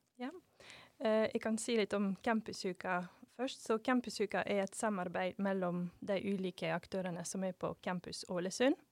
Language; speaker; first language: Norwegian; non-native, fluent; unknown